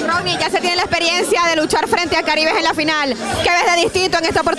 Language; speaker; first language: Spanish; native; Spanish